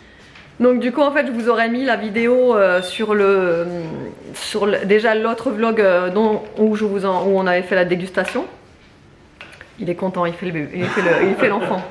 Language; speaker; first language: French; native; French